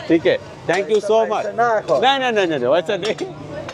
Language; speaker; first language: Hindi; non-native, local second language; Bangla